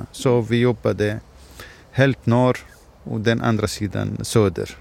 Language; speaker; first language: Swedish; non-native, fluent; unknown